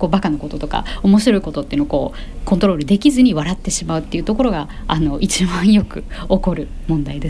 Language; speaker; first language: Japanese; native; Japanese